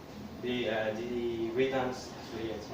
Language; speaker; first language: French; non-native, learner; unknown